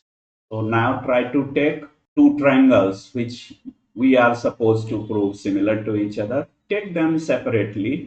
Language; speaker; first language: English; non-native, local second language; Hindi